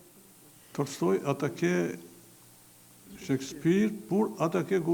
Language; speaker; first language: French; non-native, fluent; Albanian